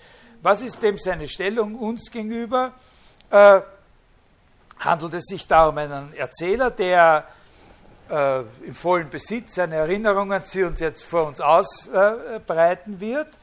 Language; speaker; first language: German; native; German